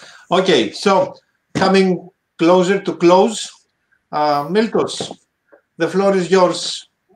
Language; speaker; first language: English; non-native, fluent; Greek